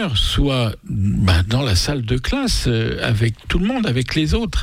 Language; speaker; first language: French; native; French